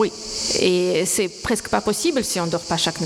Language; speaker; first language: French; non-native, fluent; Ukrainian